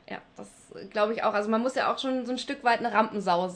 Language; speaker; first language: German; native; German